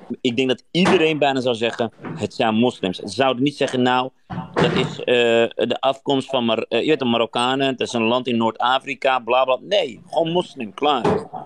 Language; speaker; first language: Dutch; early bilingual, other home language; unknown